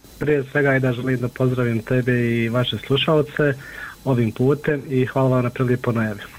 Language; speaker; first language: Serbian; native; Serbian